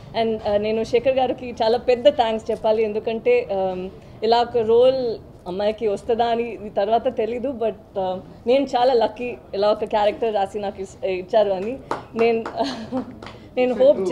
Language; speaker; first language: Telugu; non-native, learner; Tamil